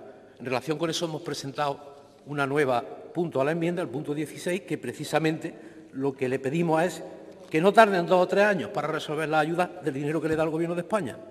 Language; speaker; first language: Spanish; native; Spanish